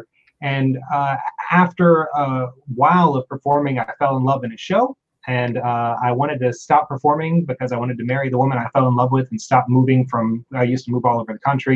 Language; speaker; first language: English; native; English